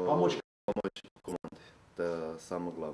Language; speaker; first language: Russian; non-native, learner; Serbian